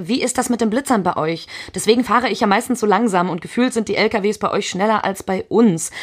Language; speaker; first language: German; early bilingual, heritage; German